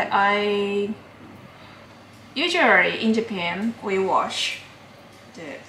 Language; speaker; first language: English; non-native, learner; Japanese